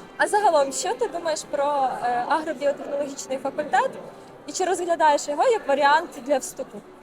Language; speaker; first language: Ukrainian; native; Ukrainian